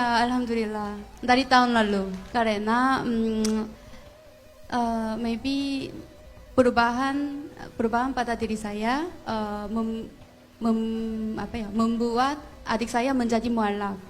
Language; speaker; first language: Indonesian; non-native, fluent; Korean